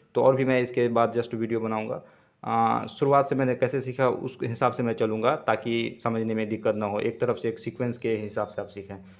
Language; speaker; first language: Hindi; native; Hindi